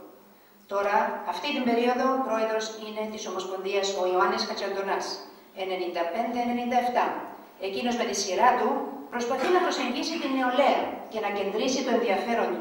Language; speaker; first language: Greek; native; Greek